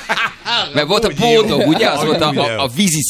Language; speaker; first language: Hungarian; native; Hungarian